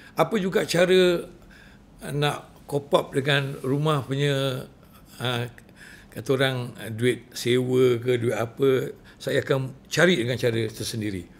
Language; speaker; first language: Malay; native; Malay